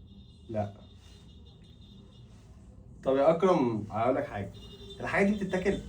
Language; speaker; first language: Arabic; native; Arabic